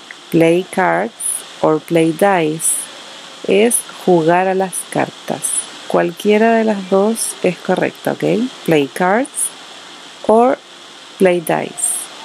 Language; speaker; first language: Spanish; native; Spanish